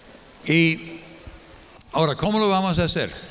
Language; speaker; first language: Spanish; non-native, fluent; English